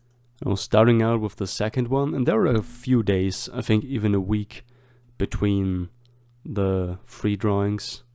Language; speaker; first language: English; non-native, fluent; German